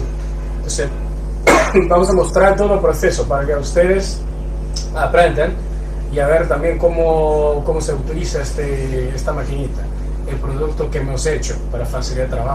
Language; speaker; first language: Spanish; non-native, fluent; Chinese